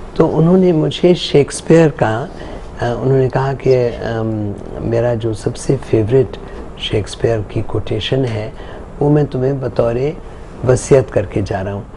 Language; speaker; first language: Urdu; non-native, local second language; Punjabi